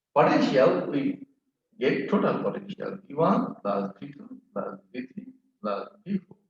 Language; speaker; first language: English; non-native, local second language; Bangla